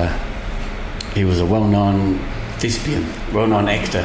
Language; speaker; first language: English; native; English